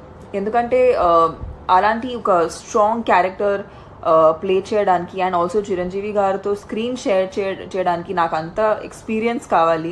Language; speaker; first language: Telugu; non-native, fluent; Hindi